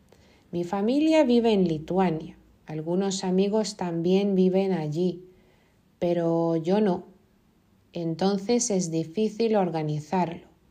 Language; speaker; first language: Spanish; non-native, fluent; Lithuanian